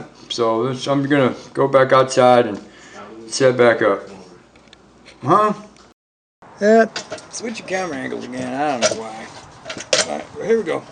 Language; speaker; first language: English; native; English